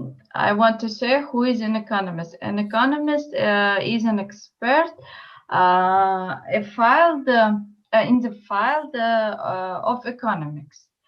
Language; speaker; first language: English; non-native, learner; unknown